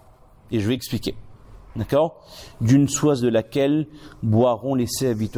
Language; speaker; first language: French; native; French